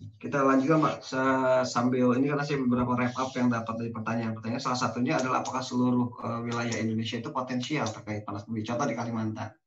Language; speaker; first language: Indonesian; native; Indonesian